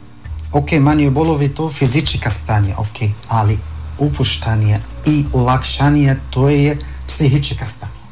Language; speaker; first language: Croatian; non-native, fluent; Arabic